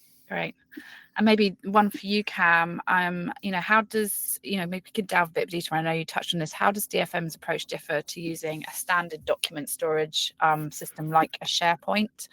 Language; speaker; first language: English; native; English